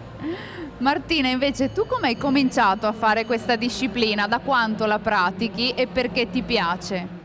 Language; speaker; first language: Italian; native; Italian